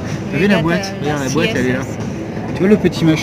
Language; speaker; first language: French; native; French